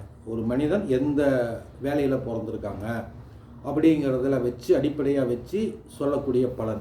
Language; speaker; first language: Tamil; native; Tamil